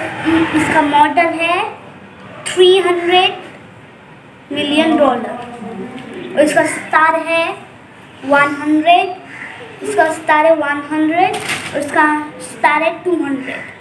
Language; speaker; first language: Hindi; native; Hindi